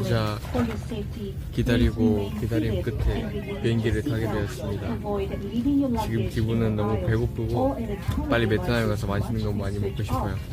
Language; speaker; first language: Korean; early bilingual, other home language; Vietnamese